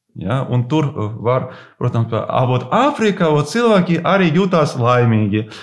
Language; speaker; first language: Latvian; non-native, local second language; Russian